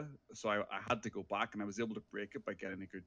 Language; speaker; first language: English; native; English